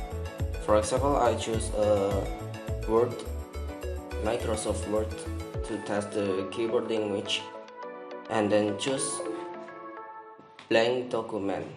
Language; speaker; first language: English; non-native, learner; Indonesian